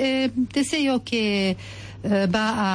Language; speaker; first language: Spanish; non-native, learner; Arabic